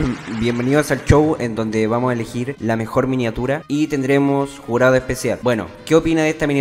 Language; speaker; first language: Spanish; native; Spanish